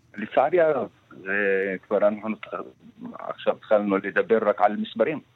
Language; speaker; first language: Hebrew; non-native, local second language; Arabic